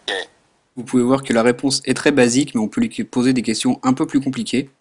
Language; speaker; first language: French; native; French